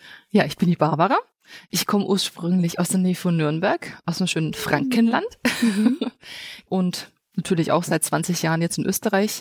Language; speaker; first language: German; native; German